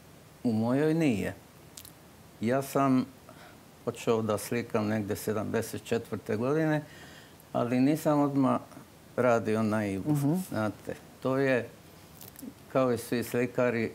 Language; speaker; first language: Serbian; non-native, local second language; Slovak